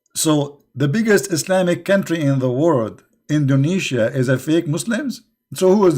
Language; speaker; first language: English; non-native, fluent; Arabic